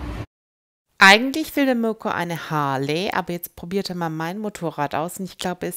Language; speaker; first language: German; native; German